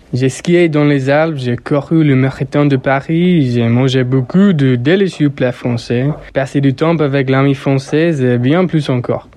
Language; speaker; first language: French; non-native, learner; English